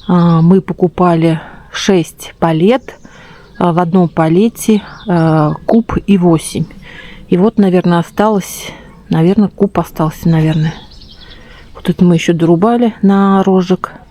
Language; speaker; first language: Russian; native; Russian